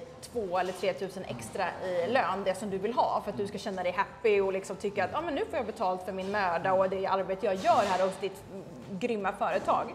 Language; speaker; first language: Swedish; native; Swedish